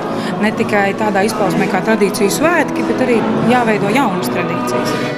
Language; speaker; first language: Latvian; native; Latvian